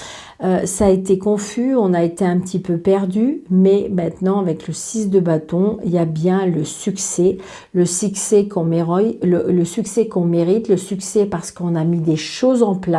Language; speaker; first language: French; native; French